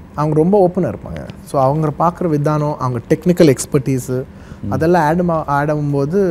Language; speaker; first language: Tamil; non-native, local second language; Telugu